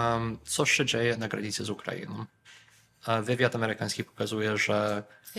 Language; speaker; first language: Polish; early bilingual, heritage; Polish